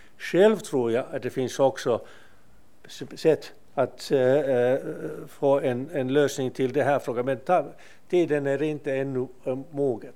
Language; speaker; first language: Swedish; non-native, local second language; Finnish